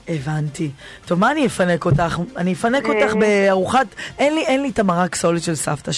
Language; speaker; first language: Hebrew; native; Hebrew